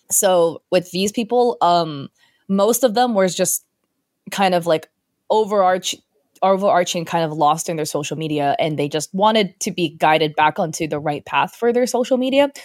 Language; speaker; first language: English; early bilingual, other home language; Chinese